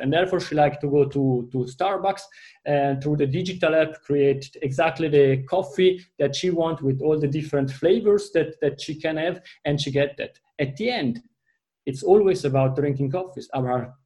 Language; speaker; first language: English; non-native, fluent; Italian